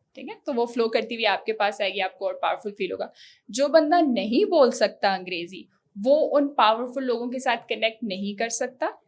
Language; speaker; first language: Urdu; non-native, local second language; Northern Hindko